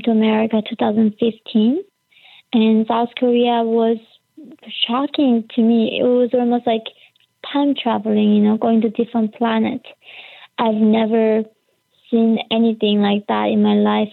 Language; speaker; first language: English; early bilingual, other home language; Korean